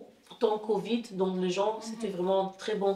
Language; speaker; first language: French; non-native, fluent; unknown